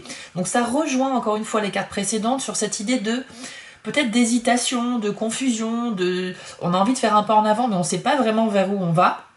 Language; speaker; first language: French; native; French